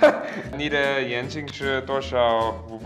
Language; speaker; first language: Chinese; non-native, learner; German